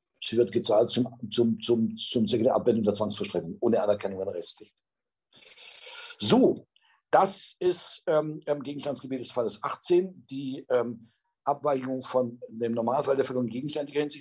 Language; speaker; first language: German; native; German